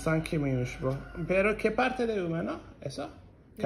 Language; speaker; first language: Spanish; non-native, learner; Turkish